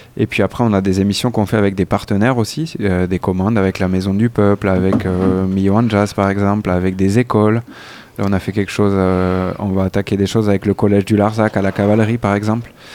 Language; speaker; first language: French; native; French